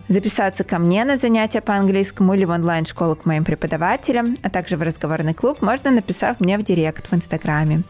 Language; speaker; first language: Russian; native; Russian